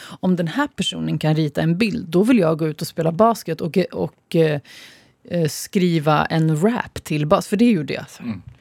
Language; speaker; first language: Swedish; early bilingual, other home language; Arabic